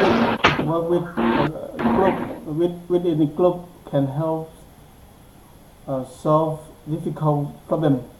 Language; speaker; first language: English; non-native, learner; Thai